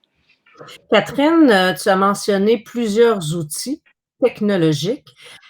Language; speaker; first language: French; native; French